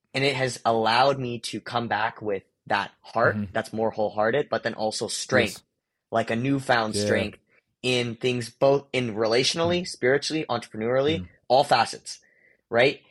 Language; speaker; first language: English; early bilingual, other home language; Hindi